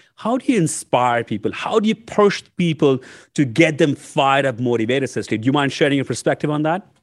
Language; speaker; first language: English; non-native, local second language; Hindi